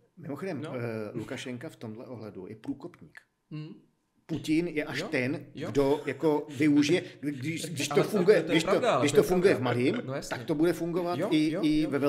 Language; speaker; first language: Czech; native; Czech